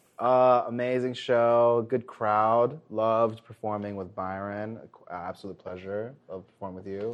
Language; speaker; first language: English; early bilingual, other home language; Korean